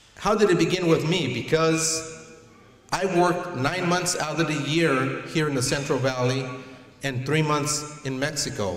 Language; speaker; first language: English; early bilingual, other home language; Spanish